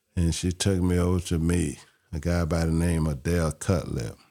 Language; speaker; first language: English; native; English